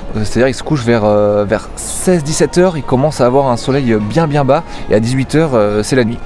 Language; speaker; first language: French; native; French